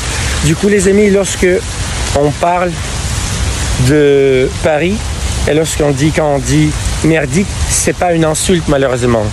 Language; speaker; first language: French; non-native, fluent; Russian